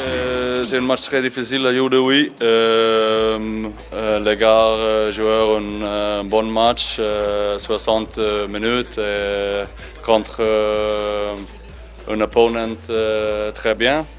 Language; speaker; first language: French; non-native, learner; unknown